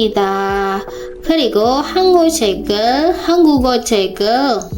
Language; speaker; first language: Korean; non-native, learner; Indonesian